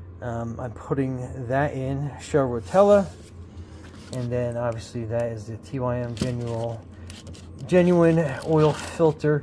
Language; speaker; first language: English; native; English